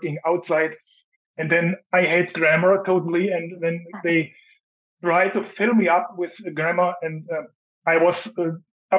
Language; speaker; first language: English; non-native, fluent; German